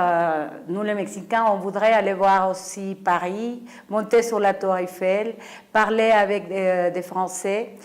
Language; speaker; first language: French; non-native, fluent; Spanish